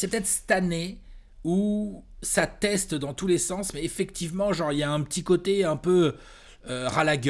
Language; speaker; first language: French; native; French